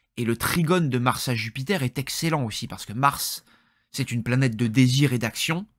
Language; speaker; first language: French; native; French